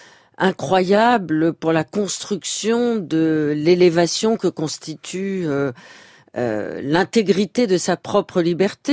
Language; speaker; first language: French; native; French